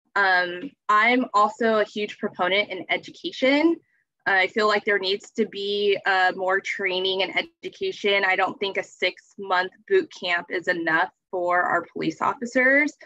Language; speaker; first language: English; native; English